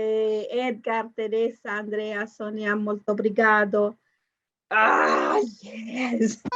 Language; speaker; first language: Portuguese; non-native, learner; Spanish